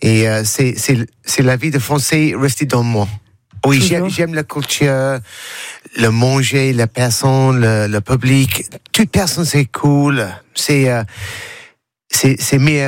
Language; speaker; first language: French; non-native, learner; English